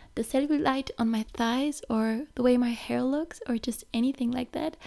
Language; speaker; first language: English; non-native, fluent; German